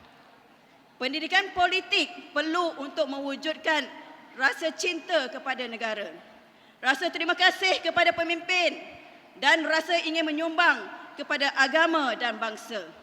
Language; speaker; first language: Malay; native; Malay